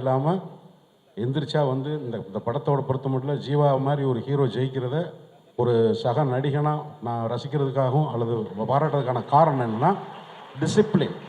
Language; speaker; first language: Tamil; native; Tamil